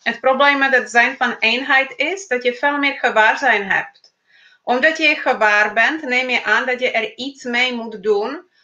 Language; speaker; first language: Dutch; non-native, fluent; Czech